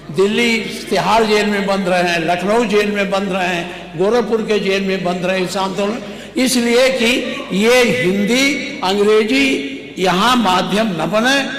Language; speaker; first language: Hindi; native; Hindi